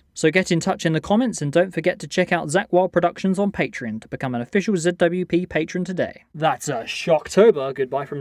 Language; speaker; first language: English; native; English